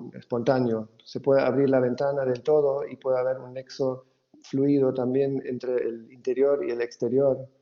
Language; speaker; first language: Spanish; non-native, fluent; German